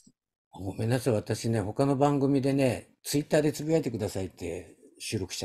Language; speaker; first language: Japanese; native; Japanese